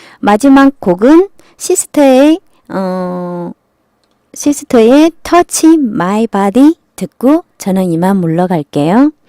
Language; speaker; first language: Korean; non-native, fluent; Chinese